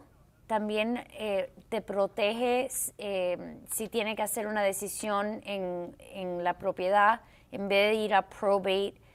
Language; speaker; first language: Spanish; early bilingual, heritage; Spanish